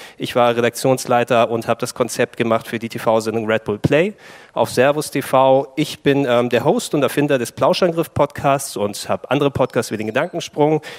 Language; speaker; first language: German; early bilingual, other home language; Greek